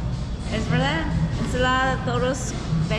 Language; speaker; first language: Spanish; non-native, learner; English